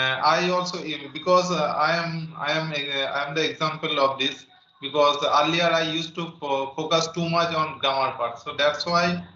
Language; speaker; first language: English; non-native, learner; Bangla